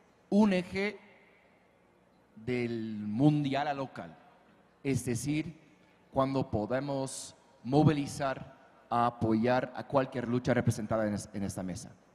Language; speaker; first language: Spanish; non-native, fluent; English